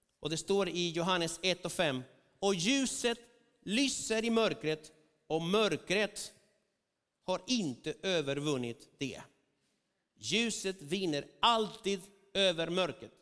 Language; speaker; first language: Swedish; non-native, fluent; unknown